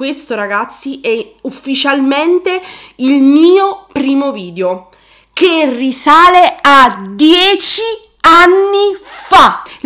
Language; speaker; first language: Italian; native; Italian